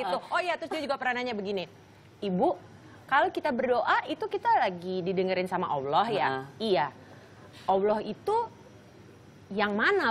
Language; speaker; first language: Indonesian; native; Indonesian